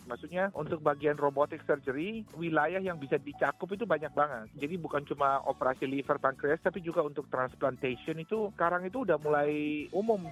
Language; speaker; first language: Indonesian; native; Indonesian